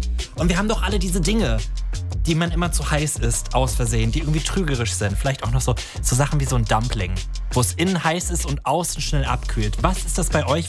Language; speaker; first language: German; native; German